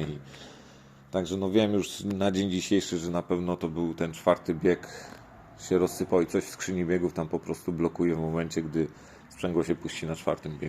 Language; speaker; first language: Polish; native; Polish